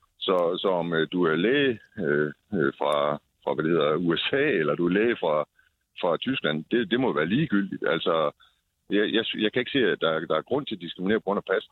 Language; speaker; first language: Danish; native; Danish